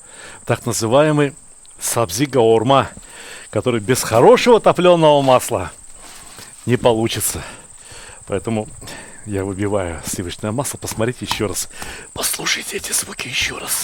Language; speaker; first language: Russian; native; Russian